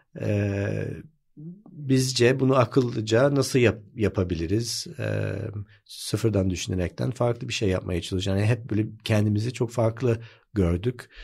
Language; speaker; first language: Turkish; early bilingual, heritage; Turkish